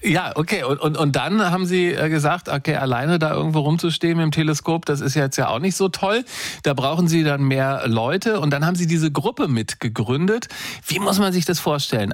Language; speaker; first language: German; native; German